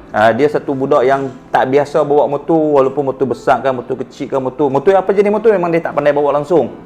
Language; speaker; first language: Malay; native; Malay